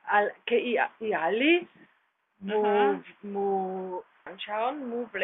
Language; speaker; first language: Greek; non-native, learner; German